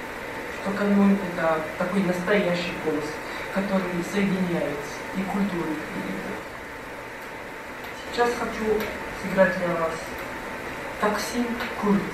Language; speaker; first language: Russian; non-native, fluent; Arabic